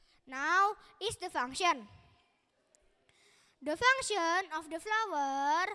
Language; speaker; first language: English; non-native, learner; Indonesian